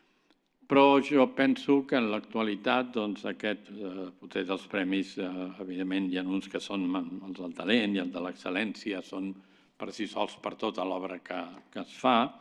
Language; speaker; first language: Catalan; native; Catalan